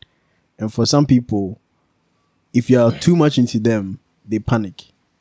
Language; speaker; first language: English; non-native, local second language; Akan